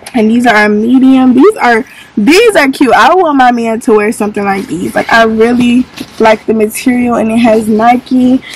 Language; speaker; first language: English; native; English